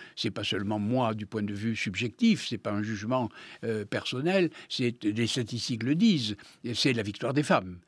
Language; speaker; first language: French; native; French